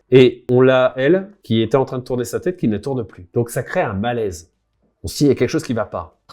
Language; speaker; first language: French; native; French